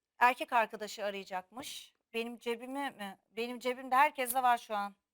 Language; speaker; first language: Turkish; native; Turkish